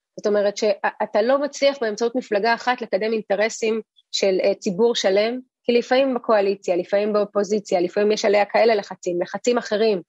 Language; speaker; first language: Hebrew; early bilingual, other home language; Russian